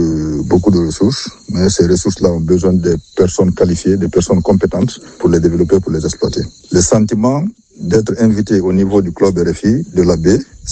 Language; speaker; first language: French; non-native, local second language; Fula